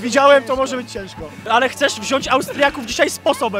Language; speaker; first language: Polish; native; Polish